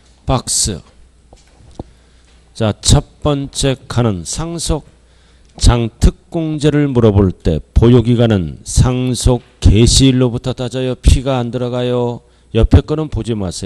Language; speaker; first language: Korean; native; Korean